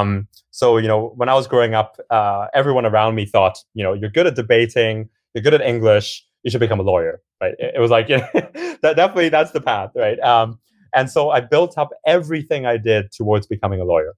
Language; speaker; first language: English; non-native, local second language; Cantonese